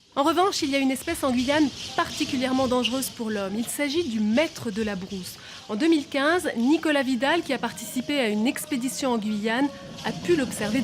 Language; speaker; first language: French; native; French